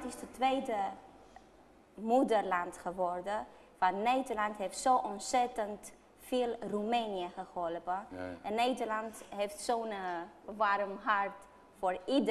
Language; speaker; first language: Dutch; non-native, fluent; Romanian